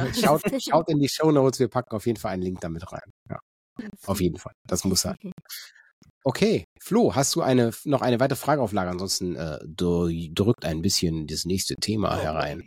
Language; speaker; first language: German; native; German